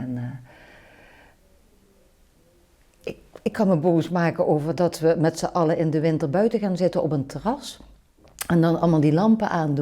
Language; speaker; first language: Dutch; native; Dutch